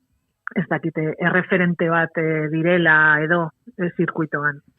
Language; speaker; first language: Basque; non-native, local second language; Spanish